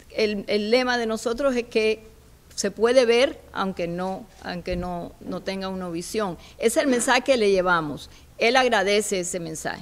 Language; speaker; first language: Spanish; native; Spanish